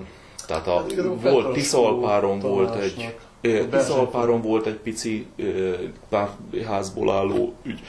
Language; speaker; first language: Hungarian; native; Hungarian